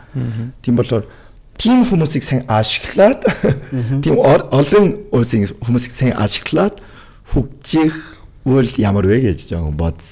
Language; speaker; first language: Mongolian; non-native, fluent; Korean